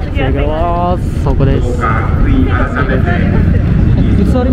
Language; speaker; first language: Japanese; non-native, fluent; Indonesian